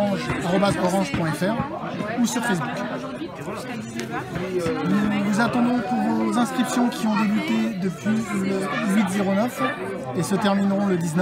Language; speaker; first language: French; native; French